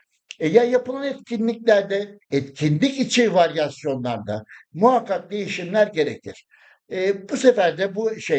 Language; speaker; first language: Turkish; native; Turkish